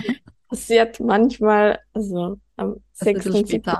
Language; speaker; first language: German; non-native, fluent; Japanese